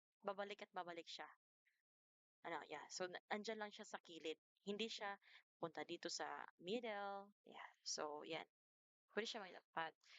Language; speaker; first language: Filipino; non-native, local second language; Cebuano